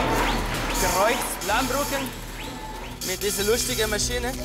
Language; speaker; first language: German; non-native, learner; Spanish